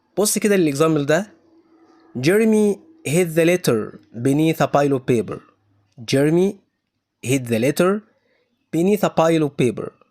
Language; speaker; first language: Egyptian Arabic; native; Egyptian Arabic